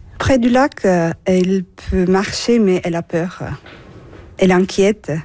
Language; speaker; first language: French; non-native, learner; Turkish